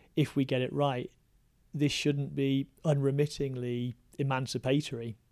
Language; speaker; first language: English; native; English